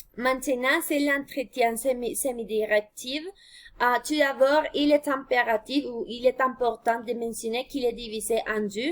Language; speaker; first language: French; non-native, fluent; Spanish